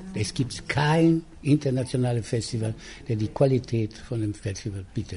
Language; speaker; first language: German; non-native, fluent; Italian